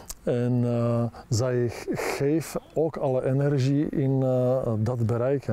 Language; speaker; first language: Dutch; non-native, learner; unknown